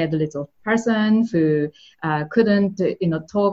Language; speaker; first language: English; non-native, fluent; Japanese